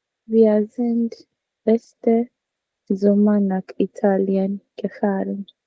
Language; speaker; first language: German; non-native, learner; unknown